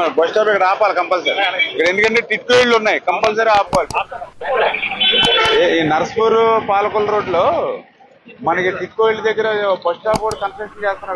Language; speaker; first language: Telugu; native; Telugu